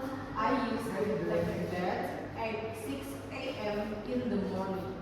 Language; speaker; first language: English; non-native, learner; Indonesian